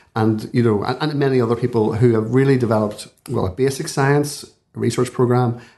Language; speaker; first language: English; native; English